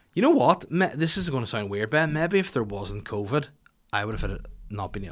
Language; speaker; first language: English; native; English